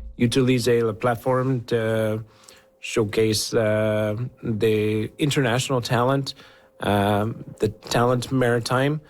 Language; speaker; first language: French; non-native, local second language; English